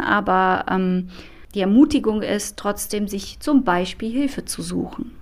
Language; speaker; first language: German; non-native, fluent; Romanian